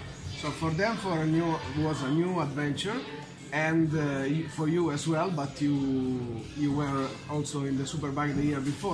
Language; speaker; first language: English; non-native, fluent; Italian